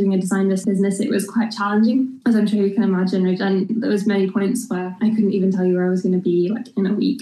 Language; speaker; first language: English; native; English